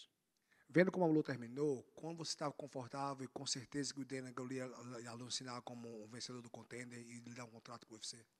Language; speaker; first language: Portuguese; native; Portuguese